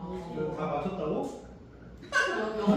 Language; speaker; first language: Korean; native; Korean